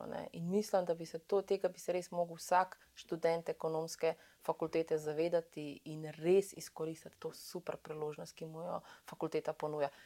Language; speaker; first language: Slovenian; early bilingual, other home language; Serbian